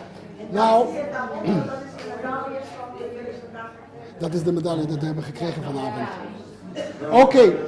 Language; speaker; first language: Dutch; non-native, learner; Hebrew